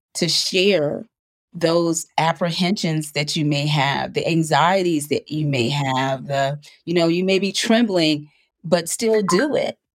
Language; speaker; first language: English; native; English